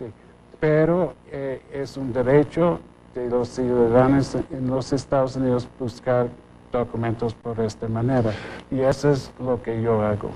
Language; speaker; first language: Spanish; non-native, fluent; English